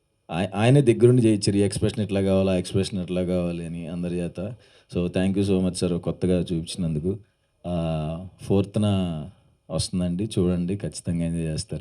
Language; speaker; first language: Telugu; native; Telugu